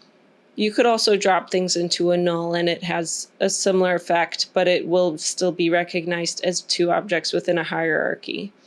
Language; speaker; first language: English; native; English